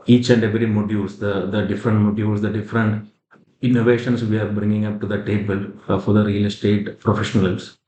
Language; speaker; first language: English; non-native, local second language; Malayalam